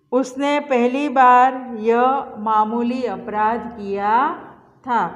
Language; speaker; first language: Hindi; non-native, local second language; Gujarati